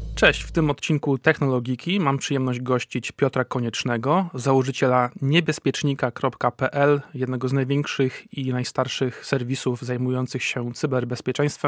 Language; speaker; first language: Polish; native; Polish